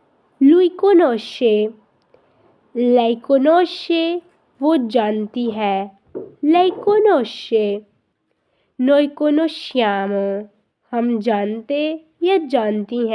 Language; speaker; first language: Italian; non-native, fluent; Urdu